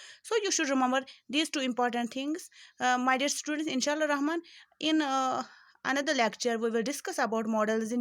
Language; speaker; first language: English; non-native, local second language; Urdu